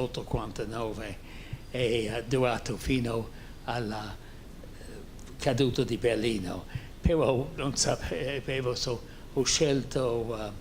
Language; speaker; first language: Italian; non-native, fluent; English